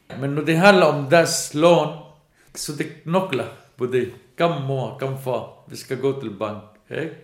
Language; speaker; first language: Danish; non-native, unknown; Arabic